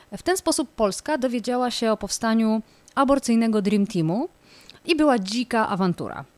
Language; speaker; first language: Polish; native; Polish